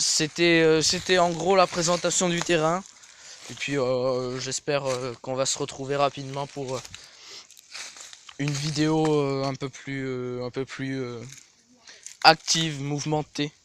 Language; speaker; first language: French; native; French